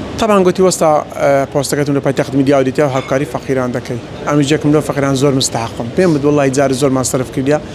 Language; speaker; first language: Central Kurdish; native; Central Kurdish